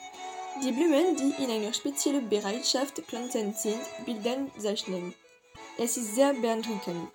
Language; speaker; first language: German; non-native, learner; French